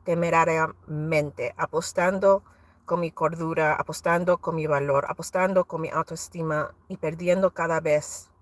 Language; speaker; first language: Spanish; early bilingual, heritage; Spanish